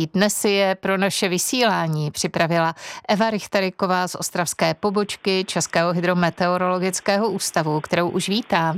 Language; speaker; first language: Czech; native; Czech